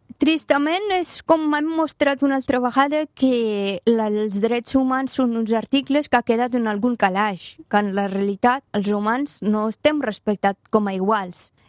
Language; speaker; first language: Catalan; non-native, fluent; Persian